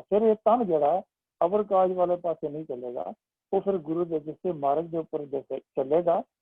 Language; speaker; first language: Hindi; non-native, local second language; Punjabi